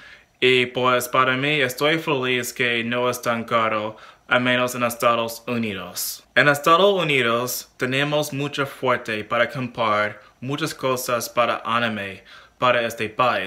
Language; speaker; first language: Spanish; non-native, learner; English